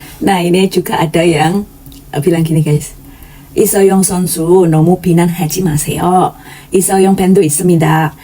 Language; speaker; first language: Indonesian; native; Indonesian